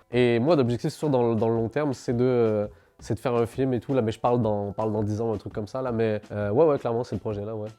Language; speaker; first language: French; early bilingual, other home language; Arabic